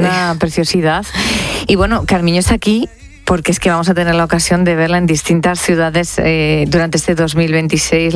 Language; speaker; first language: Spanish; native; Spanish